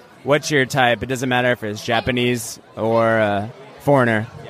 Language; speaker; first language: English; native; English